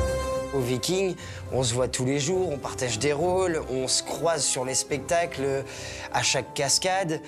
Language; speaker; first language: French; native; French